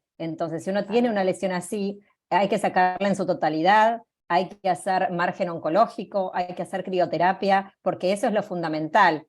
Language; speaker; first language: Spanish; native; Spanish